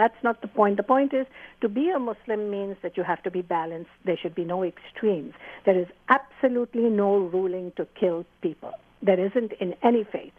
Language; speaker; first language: English; non-native, local second language; Urdu